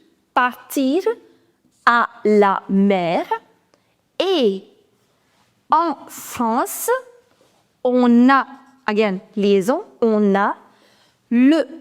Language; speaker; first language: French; non-native, fluent; Hindi